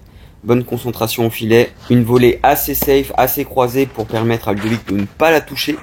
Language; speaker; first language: French; native; French